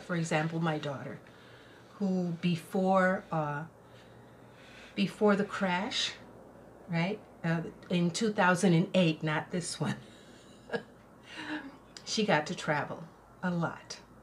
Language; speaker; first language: English; non-native, local second language; Spanish